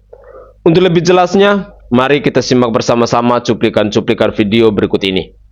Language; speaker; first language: Indonesian; native; Indonesian